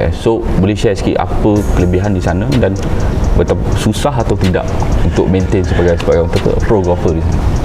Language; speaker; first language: Malay; native; Malay